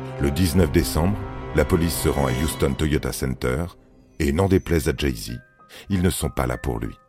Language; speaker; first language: French; native; French